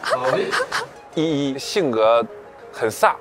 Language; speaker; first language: Chinese; native; Chinese